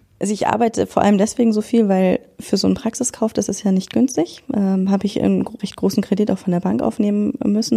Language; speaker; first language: German; native; German